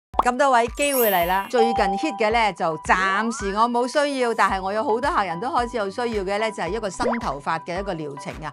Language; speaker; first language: Cantonese; native; Cantonese